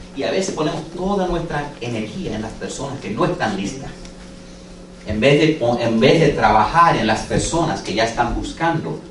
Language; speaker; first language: Spanish; non-native, fluent; English